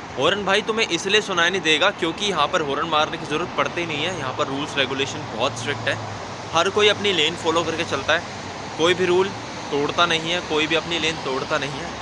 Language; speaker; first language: Hindi; native; Hindi